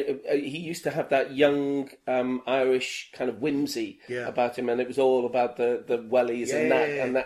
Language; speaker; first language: English; native; English